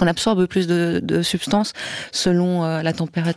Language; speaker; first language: French; native; French